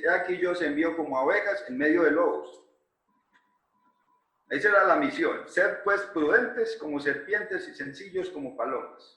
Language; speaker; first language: Spanish; native; Spanish